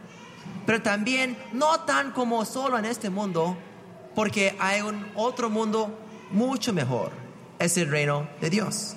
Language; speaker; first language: Spanish; non-native, fluent; English